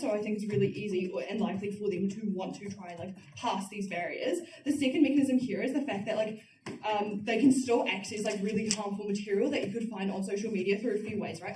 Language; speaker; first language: English; native; English